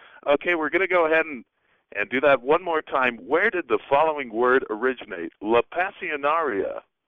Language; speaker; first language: English; native; English